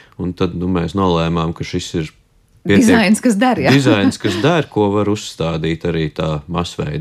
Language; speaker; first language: Latvian; native; Latvian